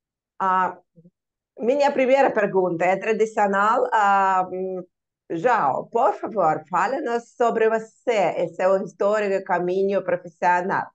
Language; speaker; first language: Portuguese; non-native, learner; Russian